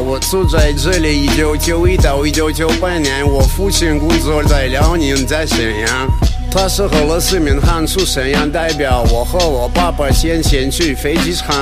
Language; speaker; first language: Chinese; non-native, learner; Russian